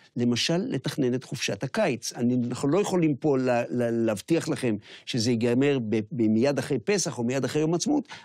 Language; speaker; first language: Hebrew; native; Hebrew